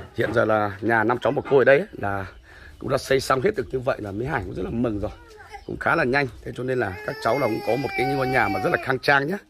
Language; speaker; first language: Vietnamese; native; Vietnamese